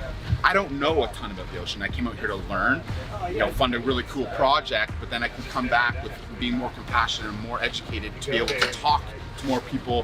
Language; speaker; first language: English; native; English